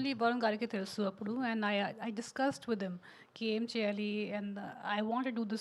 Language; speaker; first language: Telugu; non-native, fluent; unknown